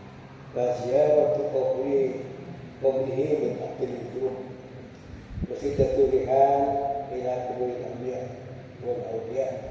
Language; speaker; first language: Arabic; non-native, fluent; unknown